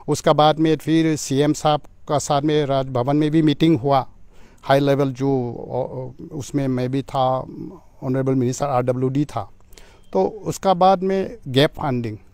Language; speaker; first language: Hindi; non-native, local second language; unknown